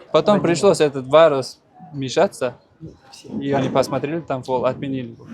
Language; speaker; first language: Russian; non-native, local second language; Uzbek